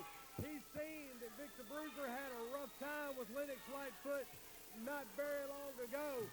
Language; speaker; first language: English; native; English